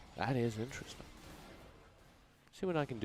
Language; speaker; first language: English; native; English